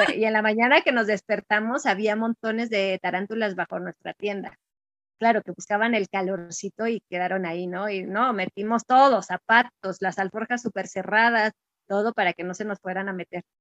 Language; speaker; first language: Spanish; native; Spanish